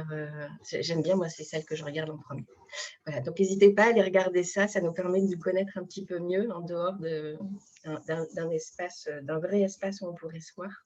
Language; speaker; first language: French; native; French